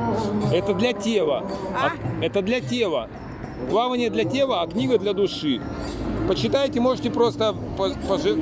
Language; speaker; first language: Russian; native; Russian